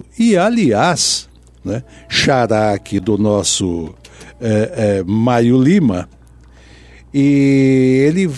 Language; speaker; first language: Portuguese; native; Portuguese